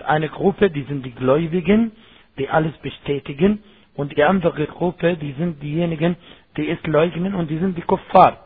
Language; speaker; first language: German; non-native, fluent; Arabic